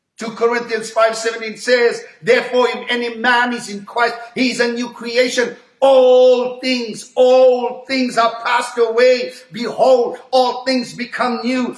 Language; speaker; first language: English; native; English